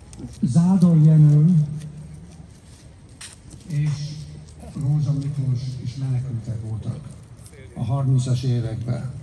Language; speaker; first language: Hungarian; early bilingual, heritage; Hungarian